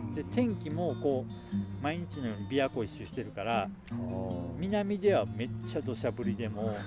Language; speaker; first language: Japanese; native; Japanese